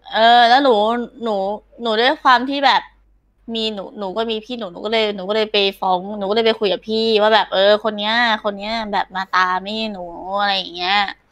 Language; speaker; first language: Thai; native; Thai